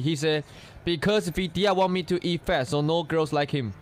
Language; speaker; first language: English; non-native, learner; Chinese